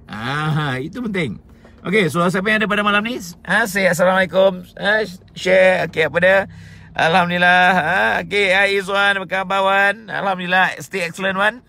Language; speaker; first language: Malay; native; Malay